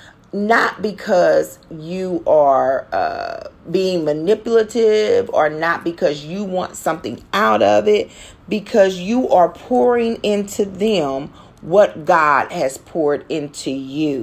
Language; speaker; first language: English; native; English